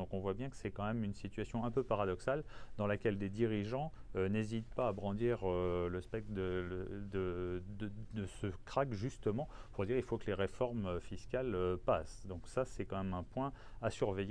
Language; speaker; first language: French; native; French